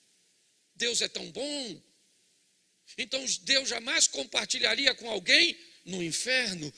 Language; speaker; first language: Portuguese; native; Portuguese